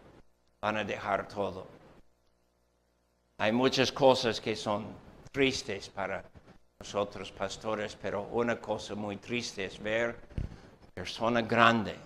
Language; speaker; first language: Spanish; non-native, fluent; English